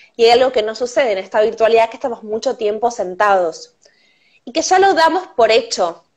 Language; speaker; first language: Spanish; native; Spanish